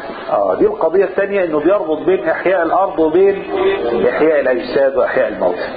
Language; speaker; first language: Arabic; native; Arabic